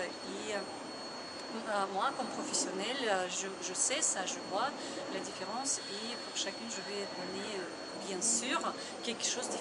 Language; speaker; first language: French; non-native, learner; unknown